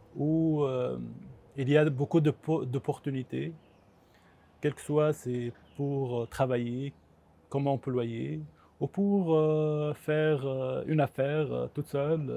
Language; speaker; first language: French; non-native, local second language; Arabic